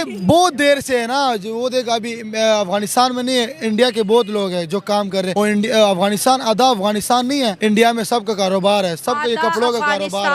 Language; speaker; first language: Hindi; non-native, fluent; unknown